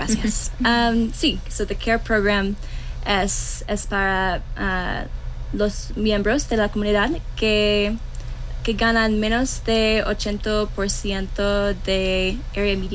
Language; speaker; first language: Spanish; non-native, learner; English